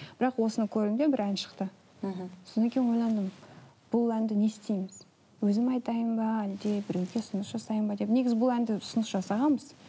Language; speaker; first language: Kazakh; early bilingual, heritage; Kazakh